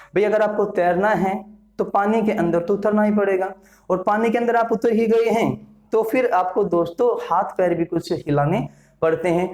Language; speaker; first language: Hindi; native; Hindi